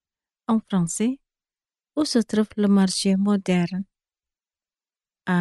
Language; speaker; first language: French; non-native, fluent; Indonesian